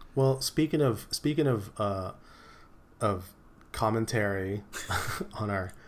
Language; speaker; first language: English; early bilingual, other home language; Filipino